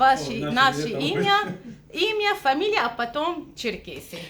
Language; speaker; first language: Russian; non-native, fluent; Arabic